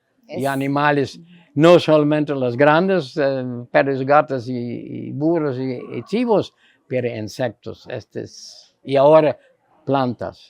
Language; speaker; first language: Spanish; non-native, fluent; Dutch